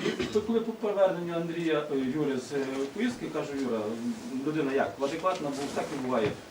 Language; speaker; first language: Ukrainian; native; Ukrainian